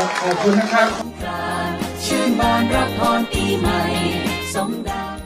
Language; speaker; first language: Thai; native; Thai